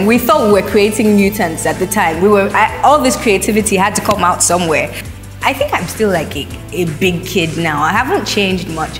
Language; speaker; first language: English; non-native, local second language; Yoruba